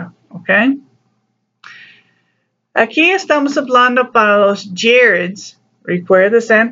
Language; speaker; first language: Spanish; non-native, learner; English